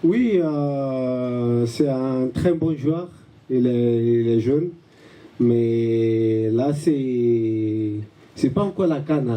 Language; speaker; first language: French; non-native, learner; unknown